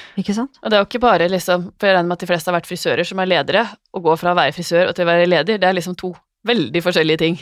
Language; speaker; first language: Norwegian; native; Norwegian